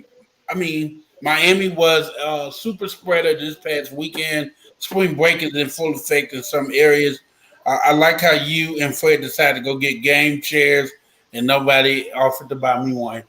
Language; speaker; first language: English; native; English